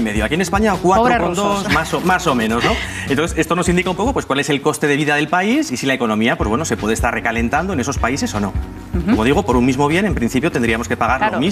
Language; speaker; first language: Spanish; native; Spanish